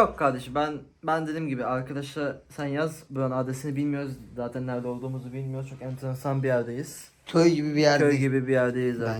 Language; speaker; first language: Turkish; native; Turkish